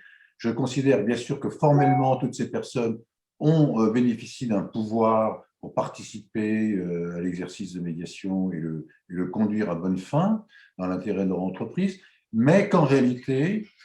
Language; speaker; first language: French; native; French